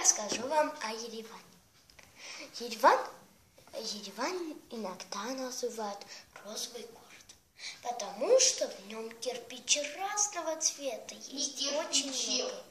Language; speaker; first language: Russian; non-native, learner; Armenian